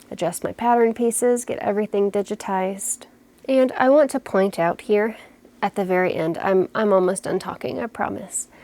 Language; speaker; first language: English; native; English